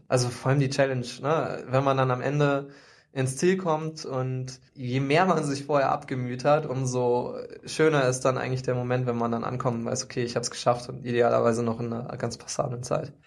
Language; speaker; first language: German; native; German